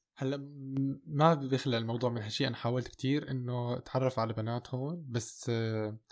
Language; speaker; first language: Arabic; native; Arabic